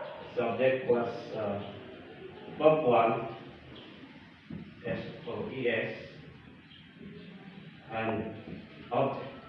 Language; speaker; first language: English; non-native, learner; Indonesian